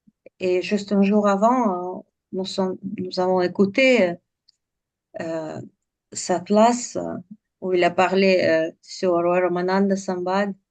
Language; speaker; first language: French; non-native, fluent; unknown